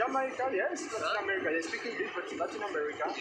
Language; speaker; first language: English; non-native, learner; French